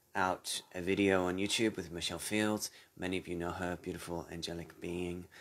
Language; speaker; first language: English; native; English